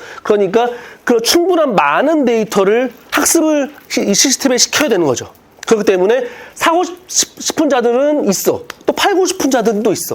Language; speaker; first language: Korean; native; Korean